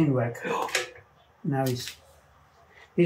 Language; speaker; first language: English; non-native, learner; Spanish